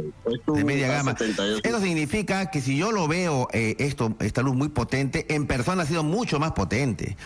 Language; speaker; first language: Spanish; native; Spanish